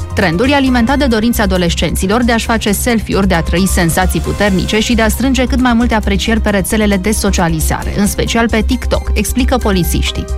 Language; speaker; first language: Romanian; native; Romanian